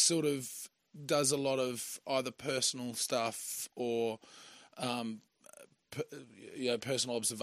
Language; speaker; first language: English; native; English